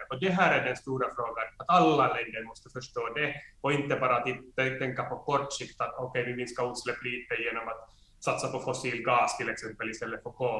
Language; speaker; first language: Swedish; non-native, fluent; Finnish